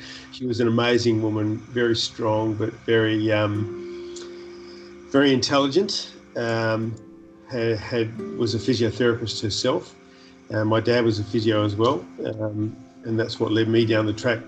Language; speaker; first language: English; native; English